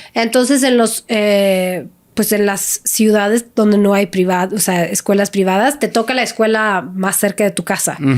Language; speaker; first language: Spanish; non-native, fluent; Swedish